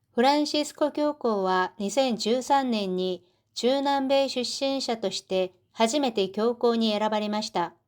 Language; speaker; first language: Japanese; non-native, fluent; Korean